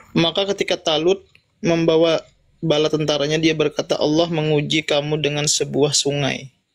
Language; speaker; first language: Indonesian; non-native, local second language; Banjar